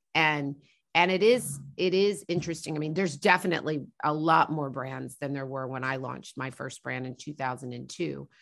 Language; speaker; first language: English; native; English